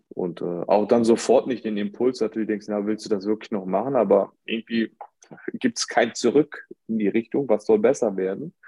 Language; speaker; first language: German; early bilingual, other home language; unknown